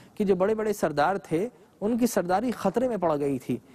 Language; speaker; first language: Urdu; native; Urdu